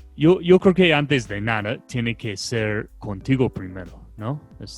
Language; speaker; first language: Spanish; non-native, fluent; English